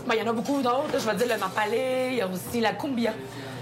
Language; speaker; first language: French; native; French